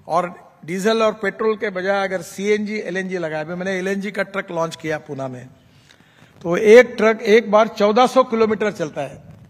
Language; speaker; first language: Hindi; non-native, local second language; Marathi